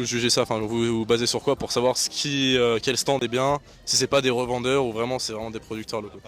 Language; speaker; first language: French; native; French